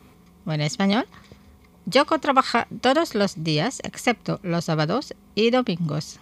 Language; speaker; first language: Spanish; non-native, fluent; Indonesian